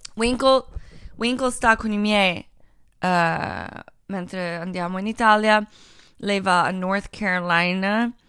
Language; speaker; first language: Italian; early bilingual, heritage; Italian